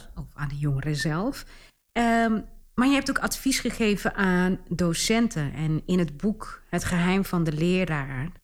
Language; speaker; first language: Dutch; early bilingual, other home language; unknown